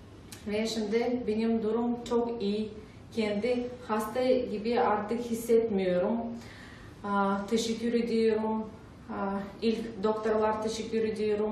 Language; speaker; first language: Turkish; non-native, learner; Russian